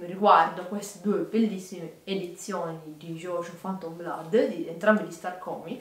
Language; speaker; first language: Italian; native; Italian